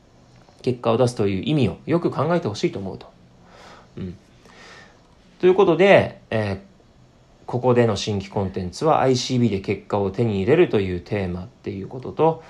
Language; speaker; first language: Japanese; native; Japanese